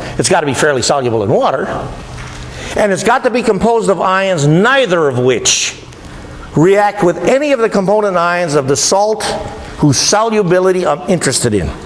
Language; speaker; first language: English; native; English